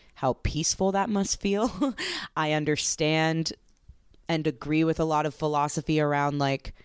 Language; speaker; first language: English; native; English